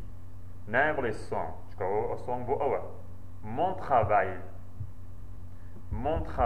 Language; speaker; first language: French; non-native, learner; Central Kurdish